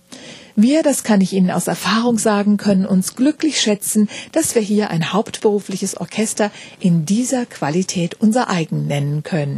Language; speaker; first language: German; native; German